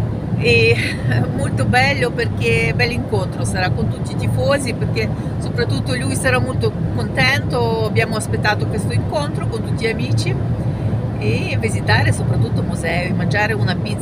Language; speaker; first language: Italian; non-native, fluent; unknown